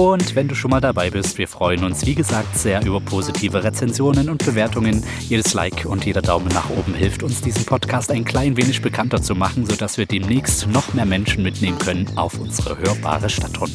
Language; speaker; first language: German; native; German